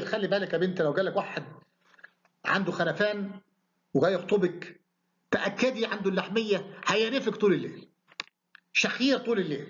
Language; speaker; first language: Arabic; native; Arabic